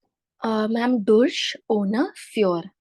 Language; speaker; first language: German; non-native, learner; Hindi